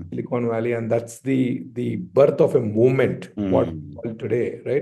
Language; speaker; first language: English; non-native, local second language; Telugu